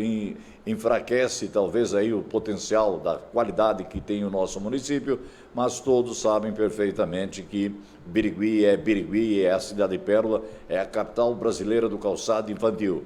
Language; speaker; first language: Portuguese; native; Portuguese